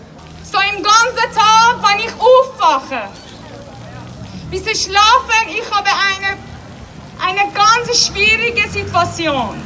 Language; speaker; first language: German; non-native, learner; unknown